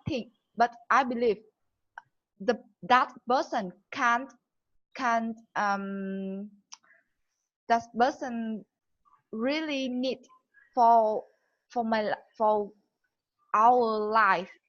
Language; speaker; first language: English; non-native, learner; Vietnamese